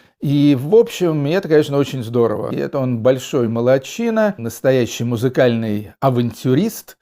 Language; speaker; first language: Russian; native; Russian